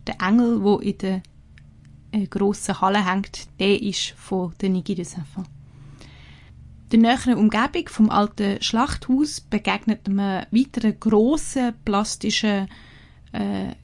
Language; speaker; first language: German; native; German